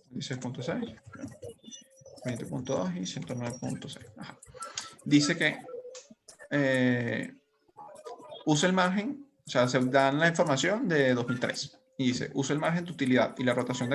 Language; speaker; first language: Spanish; native; Spanish